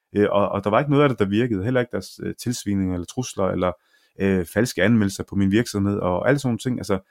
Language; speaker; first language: Danish; early bilingual, other home language; Arabic